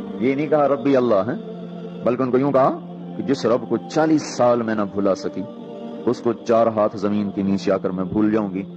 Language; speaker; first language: Urdu; non-native, local second language; Punjabi